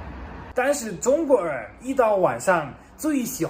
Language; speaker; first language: Chinese; non-native, fluent; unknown